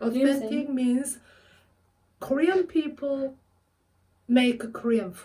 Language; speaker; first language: English; non-native, fluent; Korean